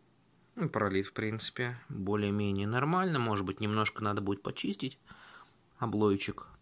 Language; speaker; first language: Russian; native; Russian